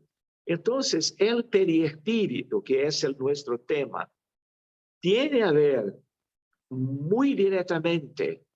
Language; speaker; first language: Spanish; non-native, fluent; Portuguese